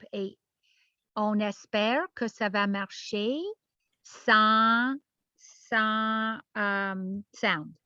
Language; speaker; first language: French; non-native, learner; English